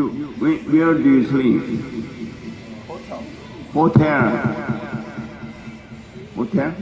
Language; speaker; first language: English; non-native, learner; Korean